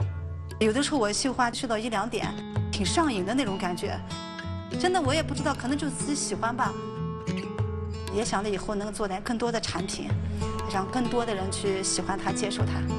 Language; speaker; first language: Chinese; native; Chinese